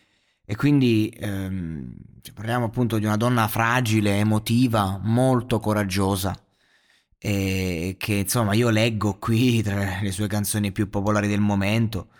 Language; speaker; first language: Italian; native; Italian